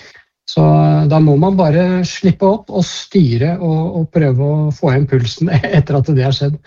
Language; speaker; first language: Norwegian; native; Norwegian